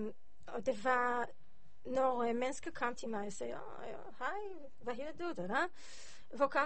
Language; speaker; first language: Danish; non-native, learner; Hebrew